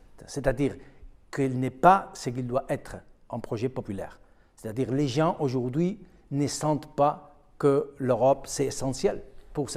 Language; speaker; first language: French; non-native, fluent; Spanish